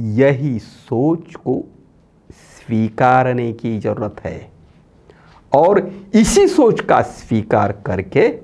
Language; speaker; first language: Hindi; non-native, local second language; Marathi